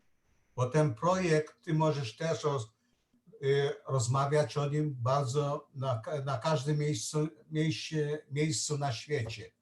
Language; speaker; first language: Polish; non-native, learner; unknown